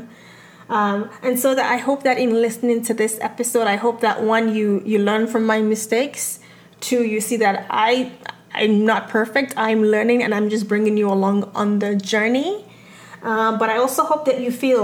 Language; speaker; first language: English; non-native, local second language; Yoruba